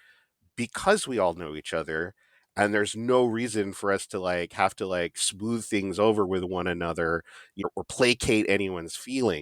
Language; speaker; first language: English; native; English